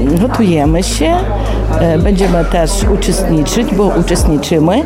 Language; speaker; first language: Polish; non-native, local second language; Ukrainian